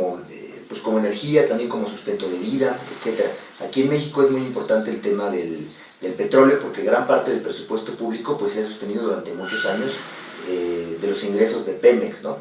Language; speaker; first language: Spanish; native; Spanish